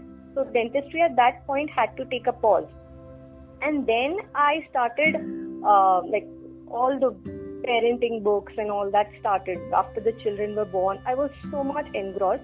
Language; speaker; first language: English; non-native, local second language; Hindi